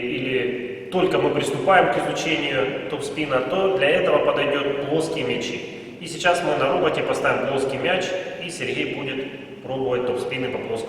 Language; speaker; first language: Russian; native; Russian